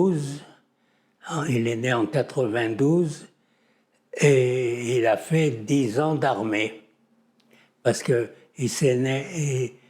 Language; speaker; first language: French; native; French